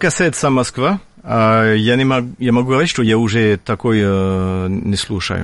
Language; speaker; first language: Russian; non-native, fluent; French